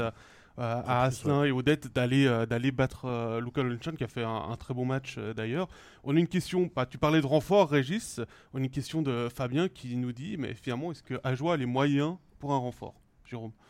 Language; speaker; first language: French; native; French